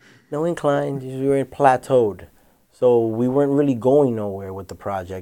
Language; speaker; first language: English; early bilingual, other home language; Spanish